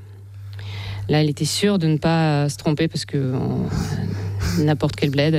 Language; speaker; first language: French; non-native, fluent; Russian